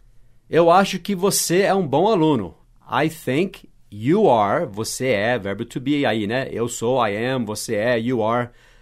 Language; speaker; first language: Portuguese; non-native, fluent; English